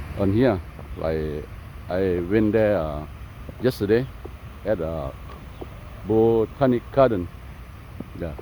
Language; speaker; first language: English; non-native, learner; Lao